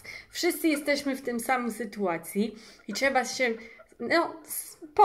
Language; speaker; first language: Polish; early bilingual, heritage; English